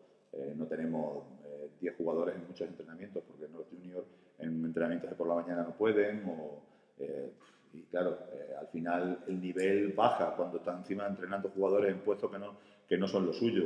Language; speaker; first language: Spanish; native; Spanish